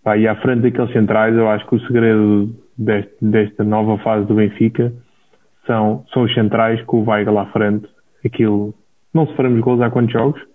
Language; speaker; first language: Portuguese; native; Portuguese